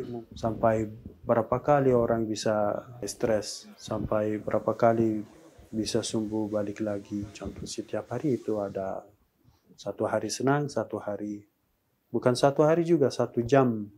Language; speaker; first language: Indonesian; non-native, learner; Persian